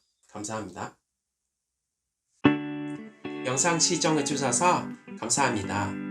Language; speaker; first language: Korean; non-native, fluent; Vietnamese